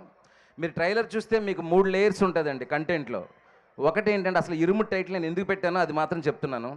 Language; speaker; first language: Telugu; native; Telugu